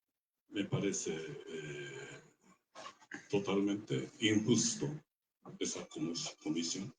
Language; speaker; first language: Spanish; non-native, learner; Japanese